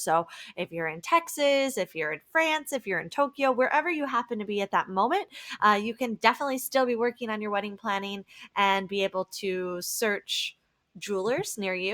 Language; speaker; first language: English; native; English